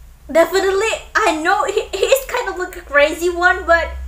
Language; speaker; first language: English; non-native, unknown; Indonesian